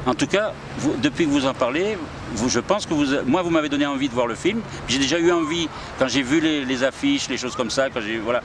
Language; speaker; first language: French; native; French